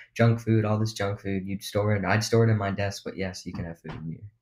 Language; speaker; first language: English; native; English